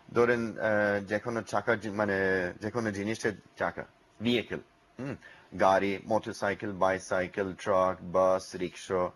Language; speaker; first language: Bangla; non-native, learner; English